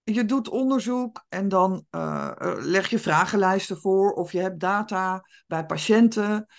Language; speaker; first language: Dutch; native; Dutch